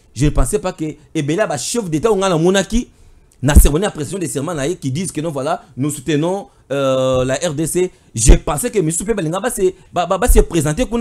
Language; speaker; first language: French; non-native, local second language; Lingala